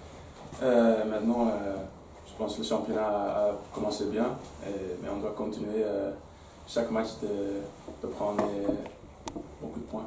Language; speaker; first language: French; non-native, fluent; Dutch